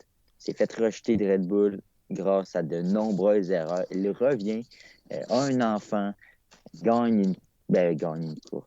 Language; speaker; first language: French; native; French